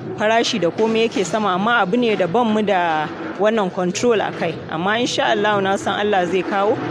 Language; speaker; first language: Hausa; native; Hausa